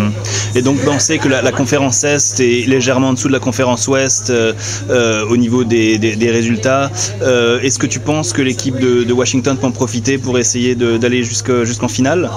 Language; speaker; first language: French; native; French